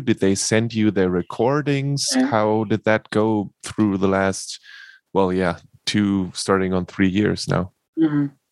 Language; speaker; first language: English; non-native, fluent; German